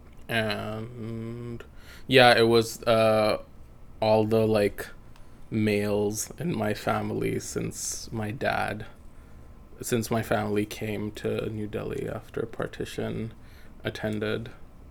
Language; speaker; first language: English; native; English